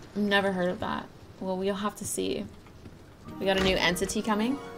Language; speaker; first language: English; native; English